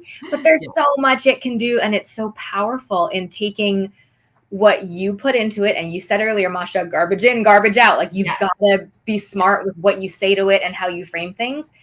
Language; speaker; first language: English; native; English